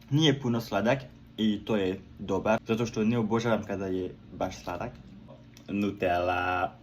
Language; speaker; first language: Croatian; non-native, learner; French